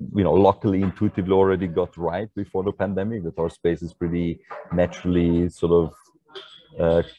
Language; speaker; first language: English; non-native, fluent; Hungarian